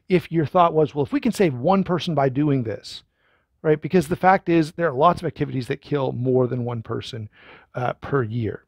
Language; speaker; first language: English; native; English